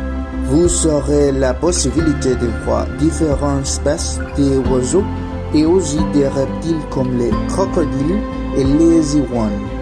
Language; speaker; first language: French; non-native, learner; Spanish